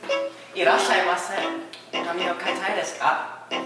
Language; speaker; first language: Japanese; non-native, learner; English